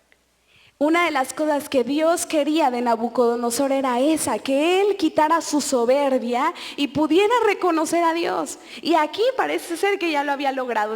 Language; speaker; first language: Spanish; native; Spanish